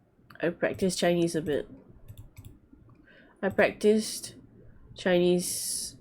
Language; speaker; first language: English; non-native, learner; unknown